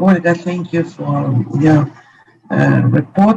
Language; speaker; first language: English; non-native, learner; Ukrainian